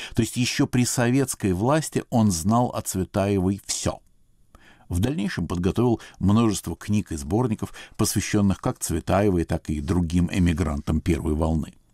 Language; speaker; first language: Russian; native; Russian